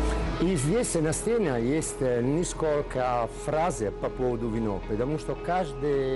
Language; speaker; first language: Russian; non-native, learner; Italian